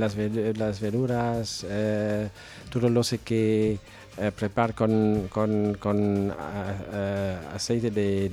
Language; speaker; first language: Spanish; non-native, fluent; German